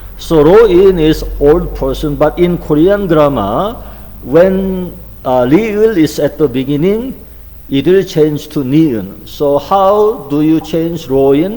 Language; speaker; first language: English; non-native, fluent; Korean